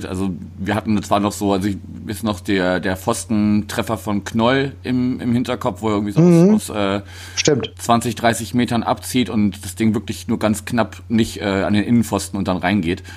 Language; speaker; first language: German; native; German